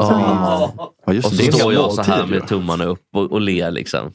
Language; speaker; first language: Swedish; native; Swedish